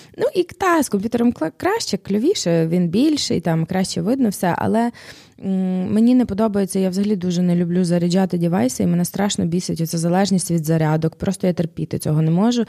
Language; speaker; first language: Ukrainian; native; Ukrainian